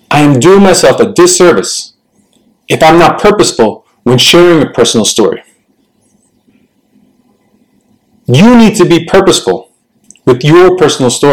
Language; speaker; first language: English; early bilingual, other home language; Spanish